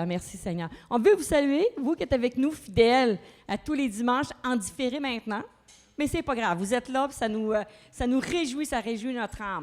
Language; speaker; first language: French; native; French